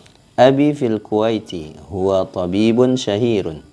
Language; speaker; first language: Arabic; non-native, fluent; Indonesian